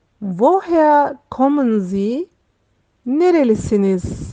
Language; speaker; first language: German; non-native, fluent; Turkish